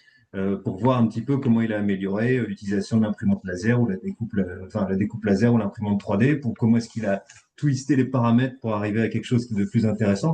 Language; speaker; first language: French; native; French